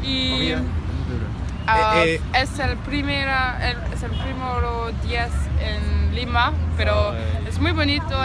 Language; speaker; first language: Spanish; non-native, learner; French